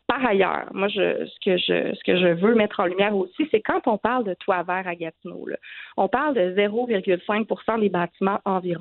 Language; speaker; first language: French; native; French